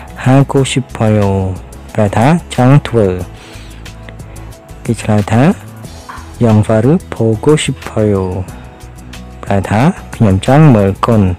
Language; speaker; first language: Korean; non-native, fluent; Khmer